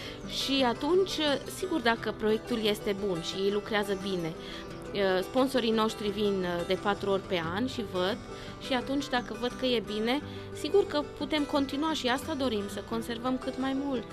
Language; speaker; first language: Romanian; non-native, local second language; German